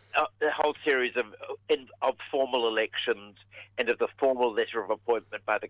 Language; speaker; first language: English; native; English